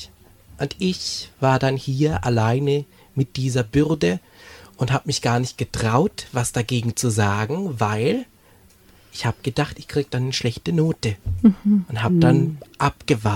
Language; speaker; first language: German; native; German